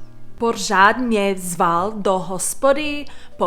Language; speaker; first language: Czech; non-native, fluent; English